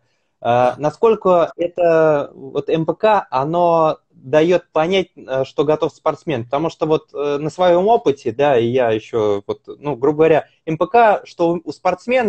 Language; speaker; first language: Russian; native; Russian